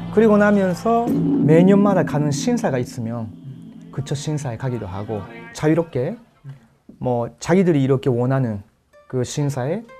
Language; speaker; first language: Korean; non-native, fluent; Japanese